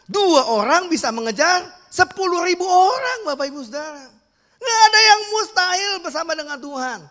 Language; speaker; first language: Indonesian; native; Indonesian